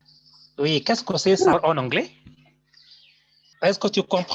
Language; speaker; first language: French; non-native, fluent; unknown